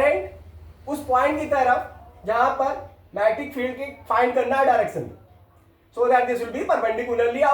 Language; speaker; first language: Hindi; native; Hindi